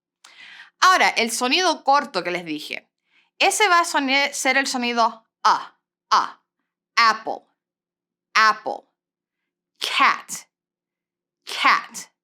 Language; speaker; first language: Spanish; non-native, fluent; English